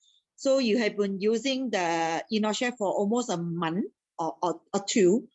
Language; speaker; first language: English; non-native, local second language; Malay